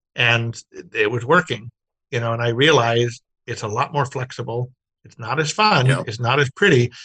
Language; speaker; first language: English; native; English